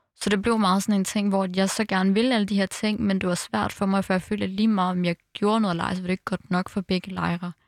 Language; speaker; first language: Danish; early bilingual, other home language; Arabic